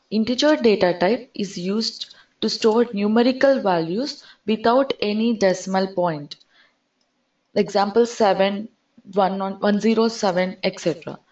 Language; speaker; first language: English; non-native, local second language; Telugu